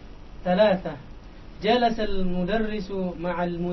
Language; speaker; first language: Arabic; non-native, learner; Indonesian